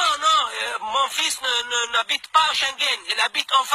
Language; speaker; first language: French; non-native, learner; Arabic